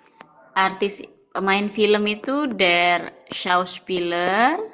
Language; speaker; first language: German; non-native, fluent; Indonesian